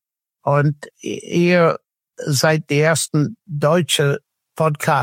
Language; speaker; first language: German; non-native, fluent; English